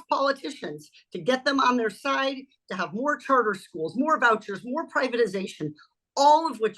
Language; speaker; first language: English; native; English